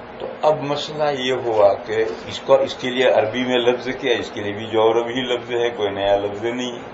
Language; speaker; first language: Urdu; non-native, local second language; Gujarati